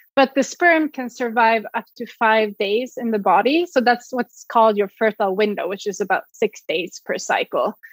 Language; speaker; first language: English; non-native, fluent; Swedish